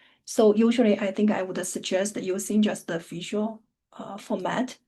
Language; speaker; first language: English; non-native, fluent; Chinese